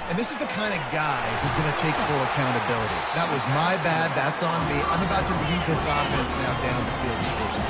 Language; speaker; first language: English; native; English